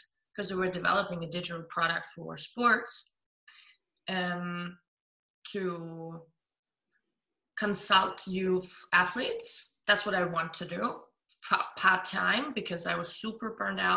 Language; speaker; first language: English; non-native, fluent; German